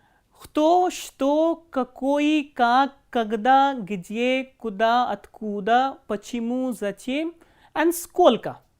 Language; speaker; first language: Russian; non-native, fluent; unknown